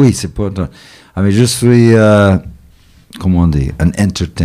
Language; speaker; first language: French; non-native, fluent; English